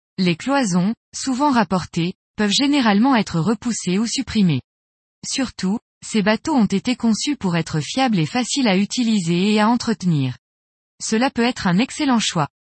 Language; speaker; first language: French; native; French